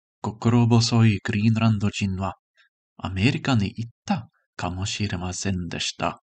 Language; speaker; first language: Japanese; non-native, learner; English